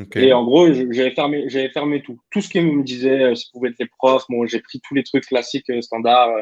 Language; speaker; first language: French; native; French